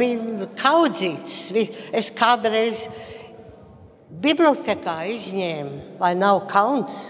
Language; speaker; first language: Latvian; early bilingual, heritage; Latvian